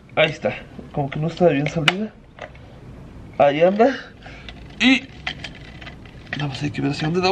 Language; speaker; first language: Spanish; native; Spanish